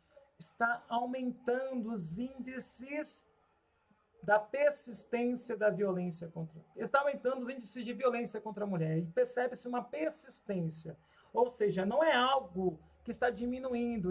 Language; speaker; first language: Portuguese; native; Portuguese